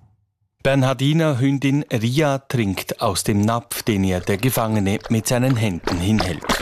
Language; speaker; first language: German; native; German